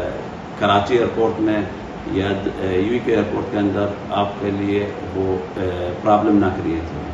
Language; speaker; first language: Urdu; non-native, fluent; Arabic